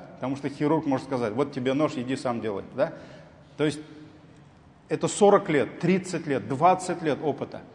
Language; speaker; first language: Russian; non-native, local second language; Tatar